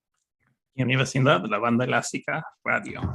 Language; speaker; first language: Spanish; early bilingual, heritage; Spanish